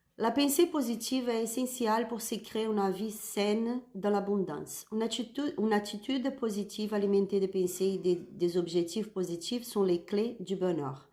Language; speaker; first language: French; non-native, learner; Spanish